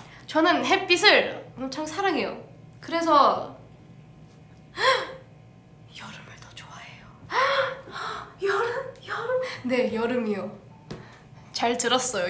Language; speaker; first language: Korean; early bilingual, heritage; English